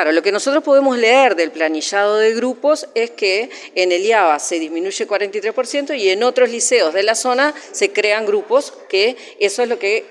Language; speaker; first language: Spanish; native; Spanish